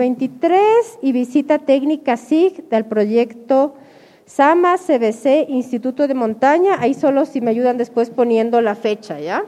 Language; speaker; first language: Spanish; native; Spanish